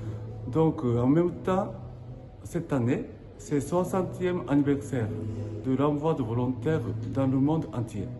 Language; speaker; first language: French; non-native, learner; Japanese